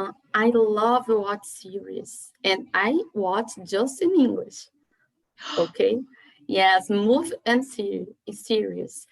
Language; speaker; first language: English; non-native, learner; Portuguese